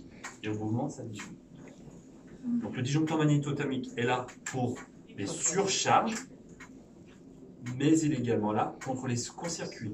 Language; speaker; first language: French; native; French